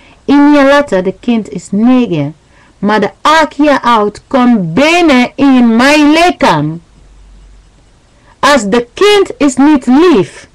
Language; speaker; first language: Dutch; non-native, learner; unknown